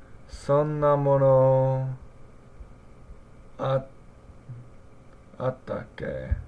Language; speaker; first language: Japanese; non-native, learner; English